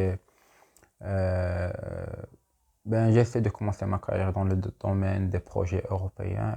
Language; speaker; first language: French; non-native, local second language; Arabic